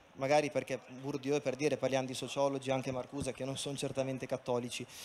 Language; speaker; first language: Italian; native; Italian